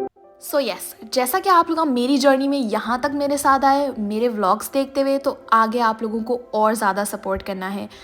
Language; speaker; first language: Hindi; native; Hindi